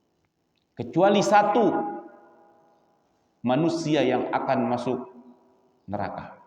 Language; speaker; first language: Indonesian; native; Indonesian